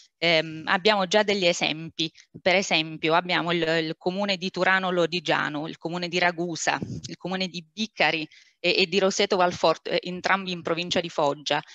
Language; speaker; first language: Italian; native; Italian